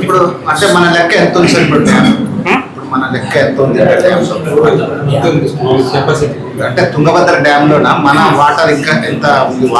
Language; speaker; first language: Telugu; native; Telugu